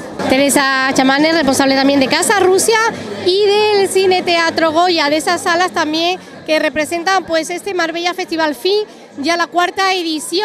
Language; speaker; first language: Spanish; native; Spanish